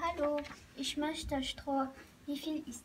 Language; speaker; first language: German; non-native, learner; French